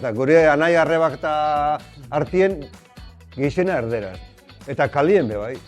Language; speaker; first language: Basque; non-native, local second language; Spanish